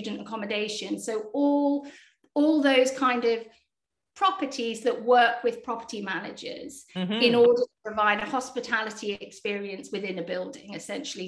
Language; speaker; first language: English; native; English